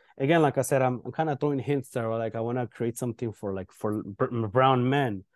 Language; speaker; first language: English; early bilingual, other home language; Spanish